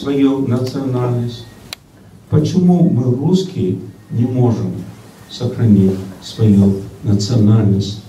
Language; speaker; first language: Russian; early bilingual, heritage; Russian